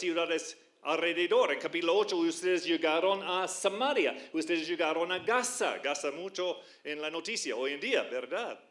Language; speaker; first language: Spanish; non-native, fluent; English